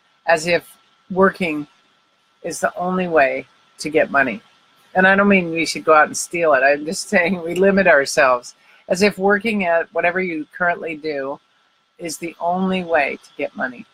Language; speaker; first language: English; native; English